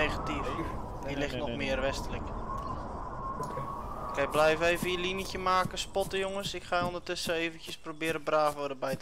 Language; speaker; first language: Dutch; native; Dutch